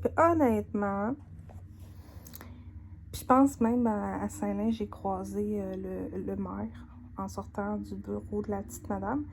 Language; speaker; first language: French; native; French